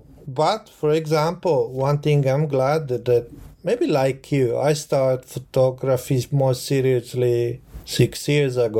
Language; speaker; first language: English; non-native, learner; Italian